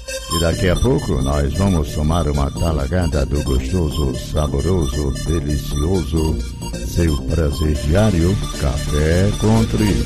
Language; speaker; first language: Portuguese; native; Portuguese